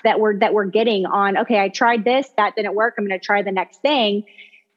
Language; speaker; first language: English; native; English